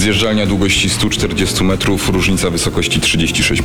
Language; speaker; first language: Polish; native; Polish